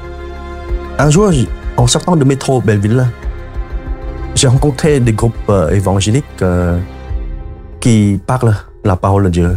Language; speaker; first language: French; non-native, fluent; Khmer